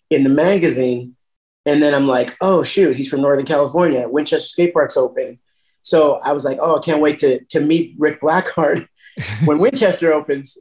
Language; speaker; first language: English; native; English